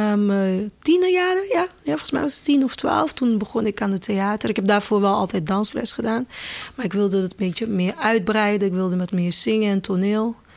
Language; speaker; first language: Dutch; early bilingual, other home language; Kabuverdianu